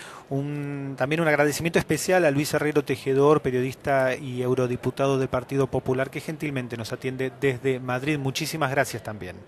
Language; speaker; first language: Spanish; native; Spanish